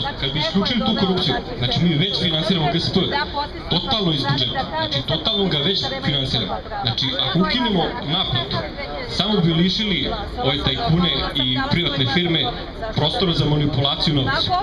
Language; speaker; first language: Serbian; native; Serbian